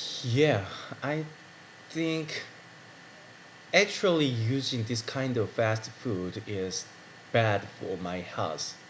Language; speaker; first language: English; non-native, learner; Korean